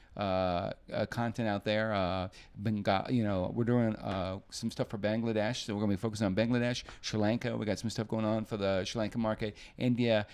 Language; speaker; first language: English; native; English